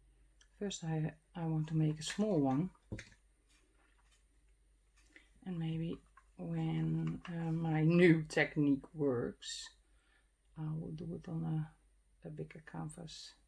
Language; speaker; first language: English; non-native, fluent; Dutch